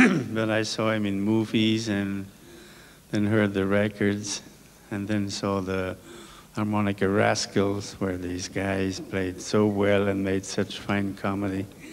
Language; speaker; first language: English; non-native, fluent; French